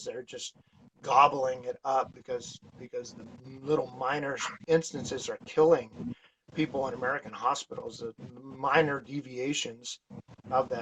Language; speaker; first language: English; native; English